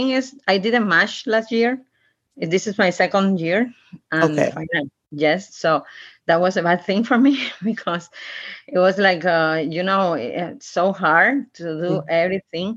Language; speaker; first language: English; non-native, learner; Spanish